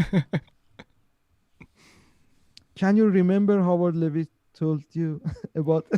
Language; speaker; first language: English; non-native, learner; Persian